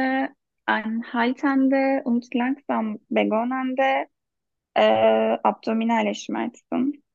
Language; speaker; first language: German; non-native, learner; Turkish